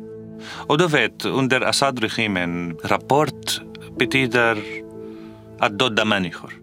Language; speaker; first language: Swedish; non-native, fluent; Arabic